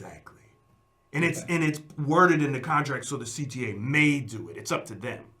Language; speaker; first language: English; native; English